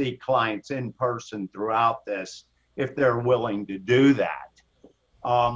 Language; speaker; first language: English; native; English